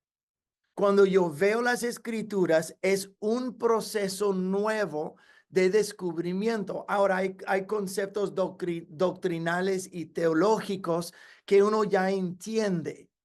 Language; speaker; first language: Spanish; non-native, fluent; English